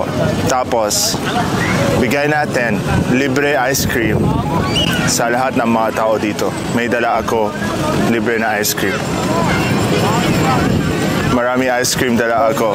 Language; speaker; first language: Filipino; non-native, learner; Arabic